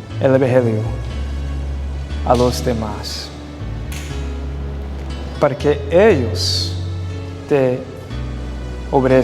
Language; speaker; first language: Spanish; non-native, fluent; English